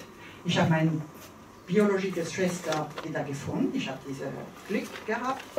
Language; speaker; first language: German; early bilingual, heritage; French